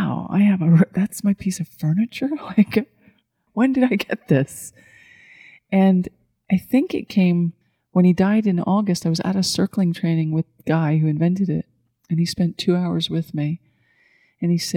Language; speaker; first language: English; native; English